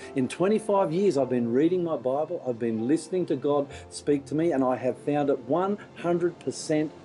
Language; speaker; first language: English; native; English